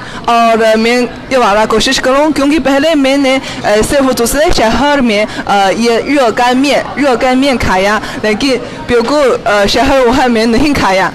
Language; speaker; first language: Hindi; non-native, fluent; Chinese